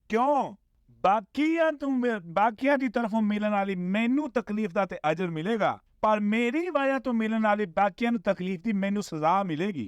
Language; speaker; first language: Urdu; non-native, local second language; Punjabi